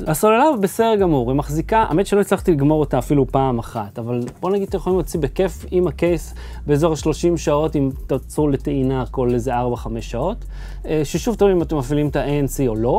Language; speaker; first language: Hebrew; native; Hebrew